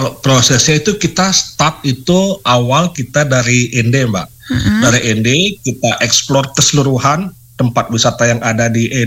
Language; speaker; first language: Indonesian; native; Indonesian